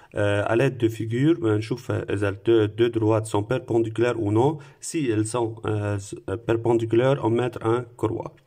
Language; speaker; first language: French; non-native, local second language; Arabic